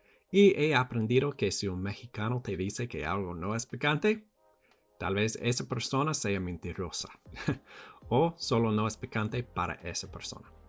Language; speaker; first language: Spanish; non-native, learner; English